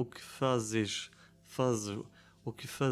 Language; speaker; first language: Portuguese; non-native, learner; German